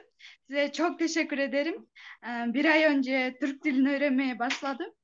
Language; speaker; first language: Turkish; non-native, learner; Kyrgyz